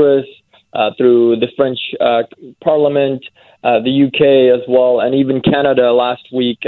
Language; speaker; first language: English; native; English